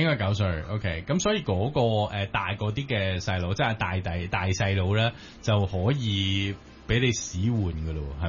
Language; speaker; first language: Cantonese; native; Cantonese